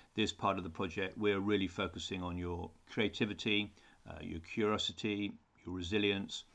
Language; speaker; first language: English; native; English